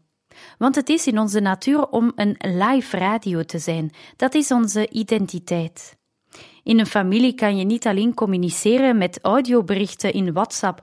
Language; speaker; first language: Dutch; native; Dutch